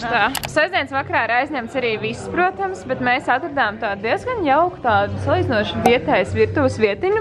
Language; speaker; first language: Latvian; native; Latvian